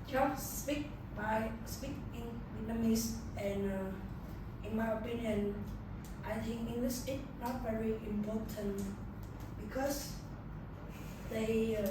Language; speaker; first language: English; non-native, learner; Vietnamese